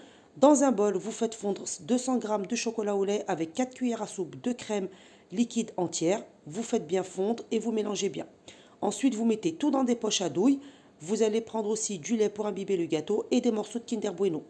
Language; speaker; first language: French; native; French